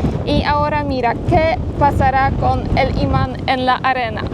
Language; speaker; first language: Spanish; non-native, fluent; Polish